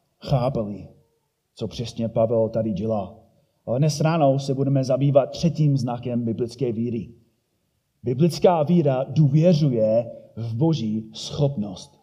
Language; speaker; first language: Czech; non-native, fluent; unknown